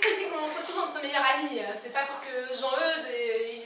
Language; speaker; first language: French; native; French